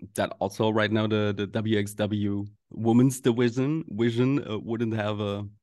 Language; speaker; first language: English; non-native, fluent; German